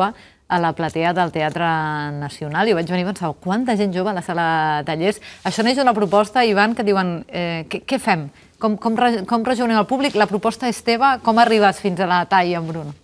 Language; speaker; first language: Catalan; native; Catalan